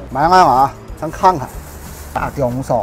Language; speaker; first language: Chinese; native; Chinese